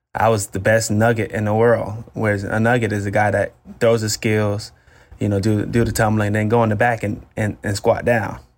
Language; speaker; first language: English; native; English